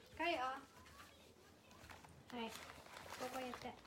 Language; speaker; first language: Japanese; non-native, learner; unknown